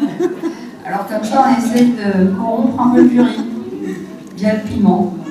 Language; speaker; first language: French; native; French